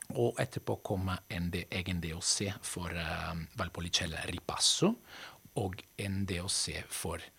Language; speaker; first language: Norwegian; non-native, fluent; Italian